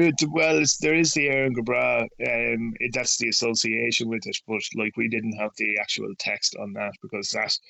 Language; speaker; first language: English; native; English